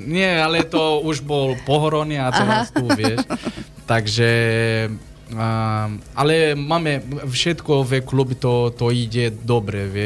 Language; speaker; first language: Slovak; non-native, learner; Portuguese